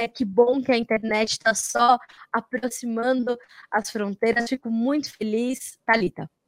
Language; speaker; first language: Portuguese; native; Portuguese